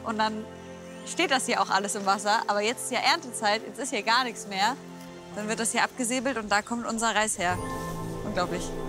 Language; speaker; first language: German; native; German